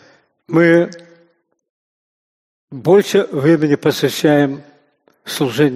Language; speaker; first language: Russian; native; Russian